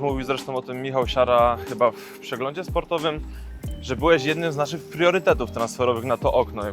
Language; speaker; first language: Polish; native; Polish